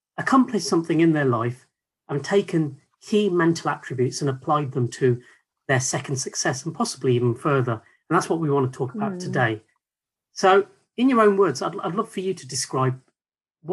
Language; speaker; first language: English; native; English